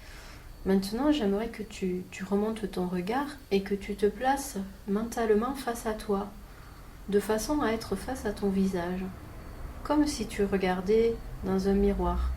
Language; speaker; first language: French; native; French